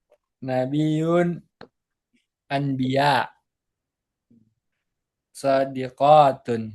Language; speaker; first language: Arabic; non-native, learner; Indonesian